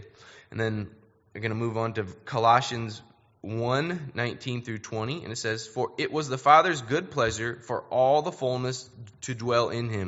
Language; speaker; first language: English; native; English